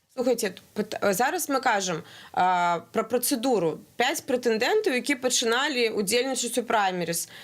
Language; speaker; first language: Belarusian; non-native, local second language; Russian